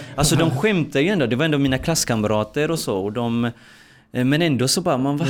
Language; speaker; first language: Swedish; native; Swedish